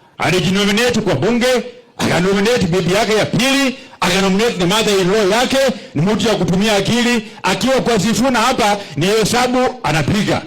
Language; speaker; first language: Swahili; non-native, local second language; Luyia